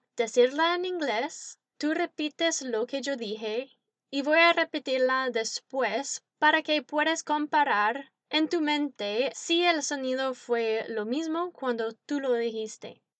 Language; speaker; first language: Spanish; non-native, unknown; English